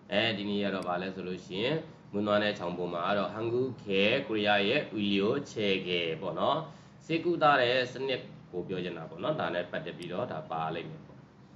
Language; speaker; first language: Burmese; native; Burmese